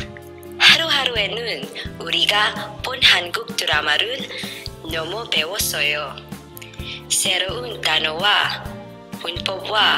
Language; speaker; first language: Korean; non-native, learner; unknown